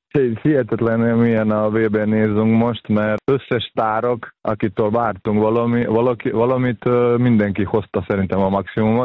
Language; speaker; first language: Hungarian; non-native, fluent; Serbian